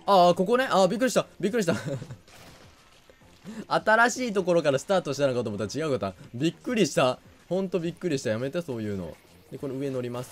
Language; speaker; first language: Japanese; native; Japanese